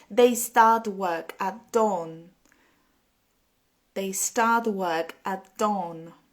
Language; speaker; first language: English; non-native, fluent; Polish